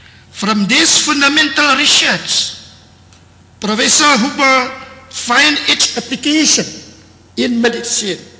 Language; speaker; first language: English; non-native, fluent; Indonesian